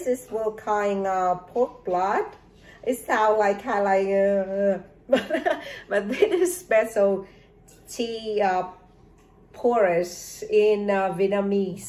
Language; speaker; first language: English; non-native, learner; Vietnamese